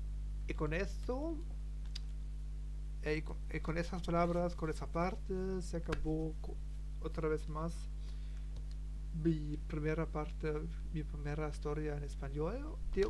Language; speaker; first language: Spanish; non-native, learner; German